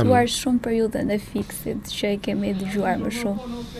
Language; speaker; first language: Albanian; native; Albanian